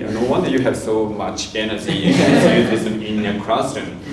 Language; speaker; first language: English; non-native, fluent; Japanese